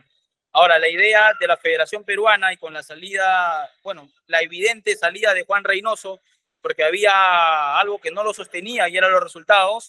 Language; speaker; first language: Spanish; native; Spanish